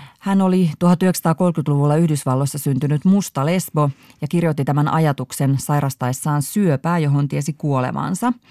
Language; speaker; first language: Finnish; native; Finnish